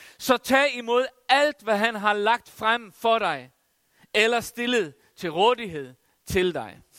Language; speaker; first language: Danish; non-native, local second language; Faroese